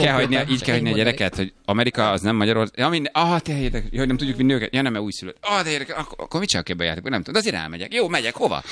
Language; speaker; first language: Hungarian; native; Hungarian